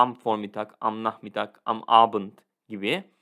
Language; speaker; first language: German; non-native, fluent; Turkish